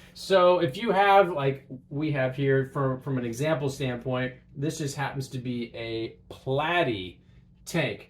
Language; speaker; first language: English; native; English